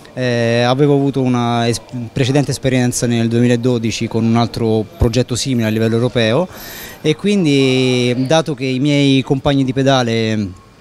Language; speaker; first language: Italian; native; Italian